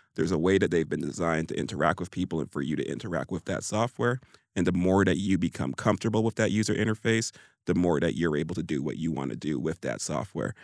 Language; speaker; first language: English; native; English